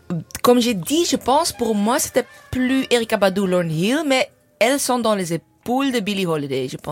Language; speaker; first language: French; non-native, learner; English